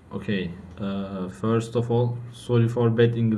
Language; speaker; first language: English; non-native, learner; Turkish